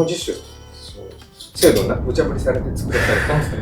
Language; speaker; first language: Japanese; native; Japanese